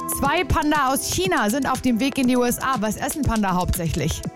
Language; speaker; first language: German; native; German